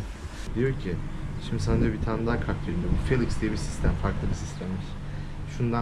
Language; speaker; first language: Turkish; native; Turkish